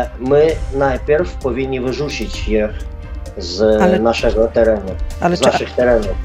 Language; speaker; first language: Polish; non-native, fluent; Ukrainian